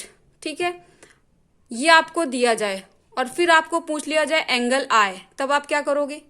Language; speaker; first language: Hindi; native; Hindi